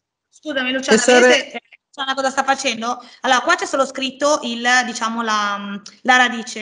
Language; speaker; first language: Italian; native; Italian